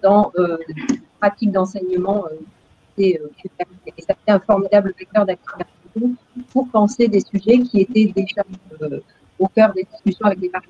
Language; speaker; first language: French; native; French